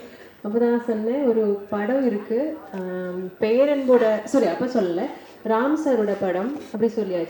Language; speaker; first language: Tamil; non-native, learner; Malayalam